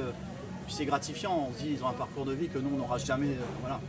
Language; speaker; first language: French; native; French